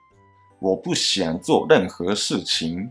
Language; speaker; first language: Chinese; non-native, fluent; Japanese